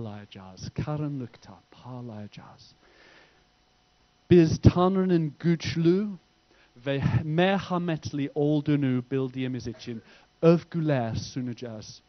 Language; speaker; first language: Turkish; non-native, fluent; English